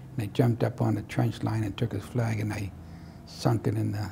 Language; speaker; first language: English; native; English